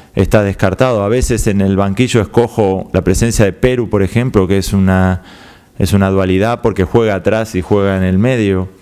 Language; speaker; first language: Spanish; native; Spanish